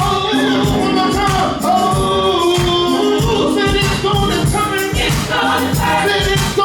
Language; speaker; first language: English; native; English